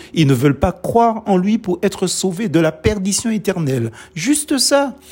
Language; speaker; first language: French; non-native, local second language; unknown